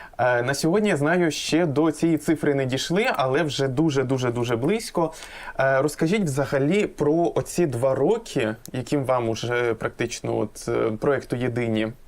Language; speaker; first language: Ukrainian; native; Ukrainian